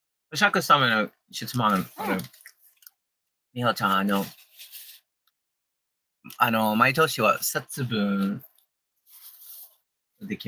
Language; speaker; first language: Japanese; non-native, learner; English